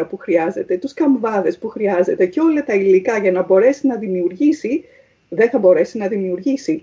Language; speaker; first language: Greek; native; Greek